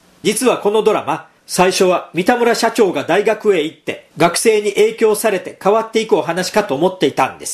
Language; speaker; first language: Japanese; native; Japanese